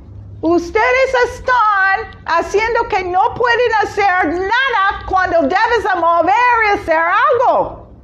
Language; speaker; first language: Spanish; non-native, fluent; English